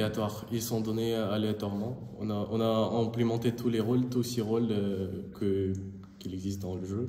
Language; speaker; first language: French; non-native, learner; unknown